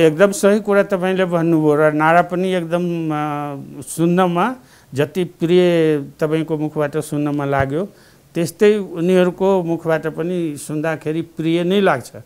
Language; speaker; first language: Nepali; non-native, local second language; Maithili